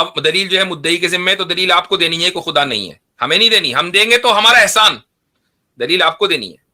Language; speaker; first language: Hindi; native; Hindi